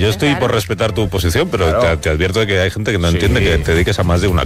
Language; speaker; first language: Spanish; native; Spanish